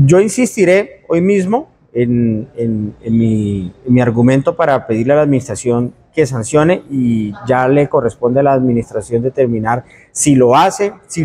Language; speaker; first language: Spanish; native; Spanish